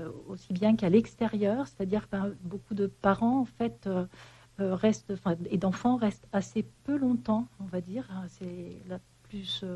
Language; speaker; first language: French; native; French